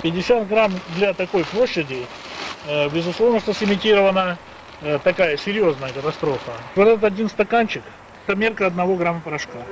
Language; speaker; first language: Russian; native; Russian